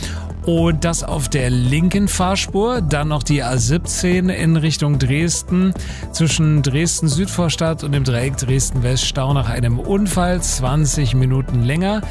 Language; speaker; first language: German; native; German